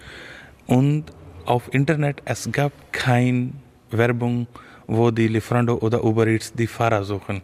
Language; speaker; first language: German; non-native, learner; Urdu